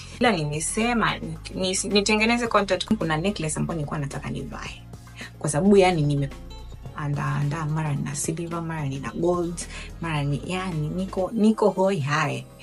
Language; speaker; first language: Swahili; native; Swahili